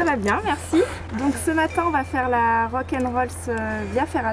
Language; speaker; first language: French; native; French